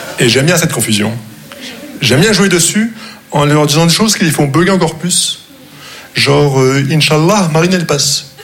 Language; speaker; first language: French; non-native, local second language; Arabic